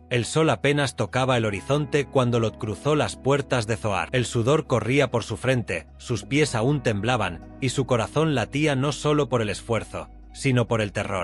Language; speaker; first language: Spanish; native; Spanish